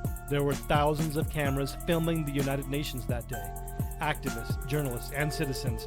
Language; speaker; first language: English; native; English